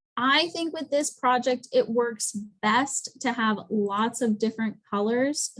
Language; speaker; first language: English; native; English